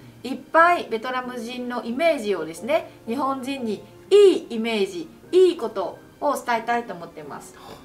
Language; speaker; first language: Japanese; non-native, fluent; Vietnamese